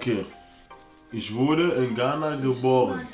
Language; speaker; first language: German; early bilingual, other home language; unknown